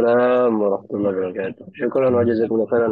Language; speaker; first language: Arabic; non-native, learner; Indonesian